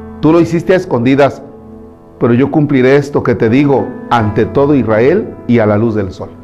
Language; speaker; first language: Spanish; native; Spanish